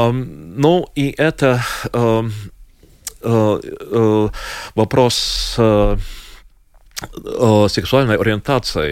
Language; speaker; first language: Russian; non-native, local second language; Latvian